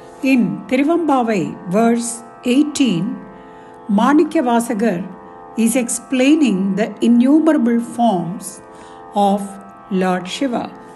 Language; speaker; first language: English; non-native, local second language; Tamil